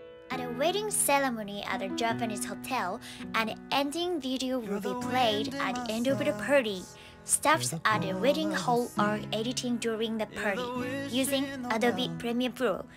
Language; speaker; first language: English; non-native, fluent; Japanese